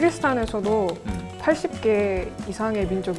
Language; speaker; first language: Korean; non-native, fluent; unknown